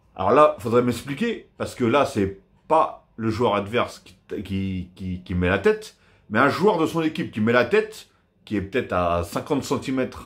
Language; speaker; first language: French; native; French